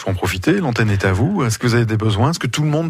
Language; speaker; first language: French; native; French